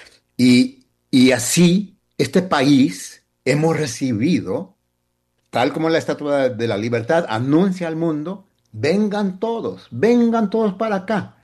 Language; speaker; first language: Spanish; early bilingual, heritage; Spanish